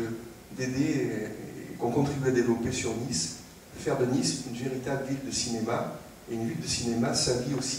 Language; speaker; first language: French; native; French